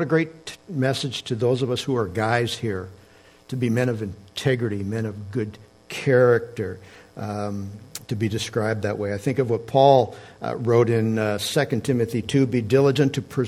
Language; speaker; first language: English; native; English